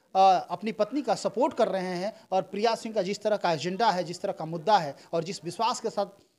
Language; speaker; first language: Hindi; native; Hindi